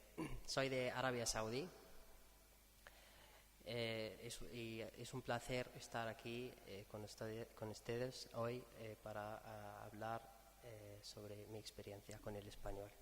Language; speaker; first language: Spanish; non-native, fluent; Arabic